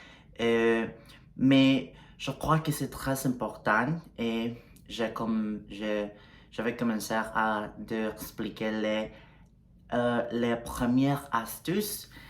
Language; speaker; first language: French; non-native, learner; Spanish